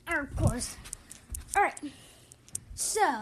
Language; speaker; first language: English; native; English